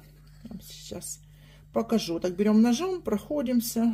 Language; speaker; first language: Russian; native; Russian